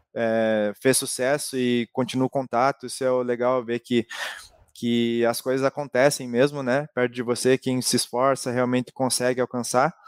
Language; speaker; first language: Portuguese; native; Portuguese